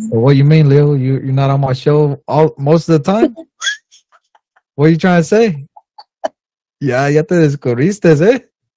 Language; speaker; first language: English; early bilingual, other home language; Spanish